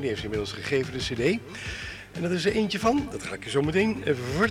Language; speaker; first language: Dutch; native; Dutch